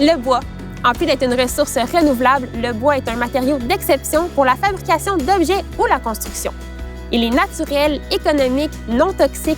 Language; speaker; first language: French; native; French